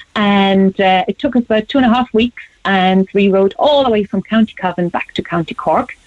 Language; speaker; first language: English; non-native, fluent; German